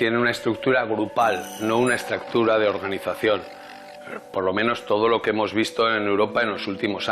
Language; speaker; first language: Spanish; native; Spanish